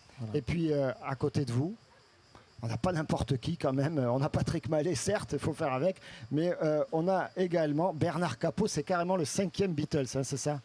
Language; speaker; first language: French; native; French